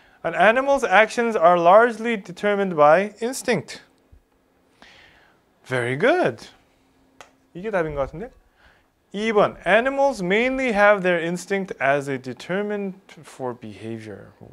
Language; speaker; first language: English; non-native, fluent; Korean